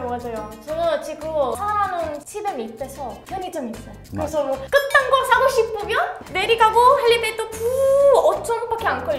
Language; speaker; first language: Korean; non-native, learner; Italian